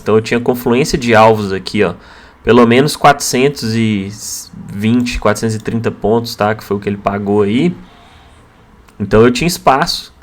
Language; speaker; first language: Portuguese; native; Portuguese